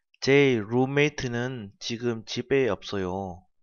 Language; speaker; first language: Korean; non-native, fluent; Vietnamese